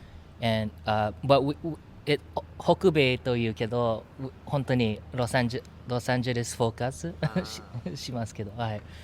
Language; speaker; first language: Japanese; non-native, learner; English